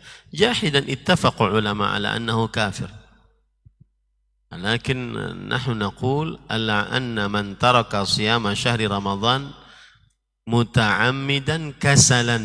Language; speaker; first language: Arabic; non-native, fluent; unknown